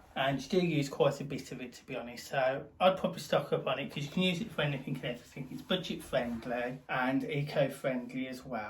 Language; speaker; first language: English; native; English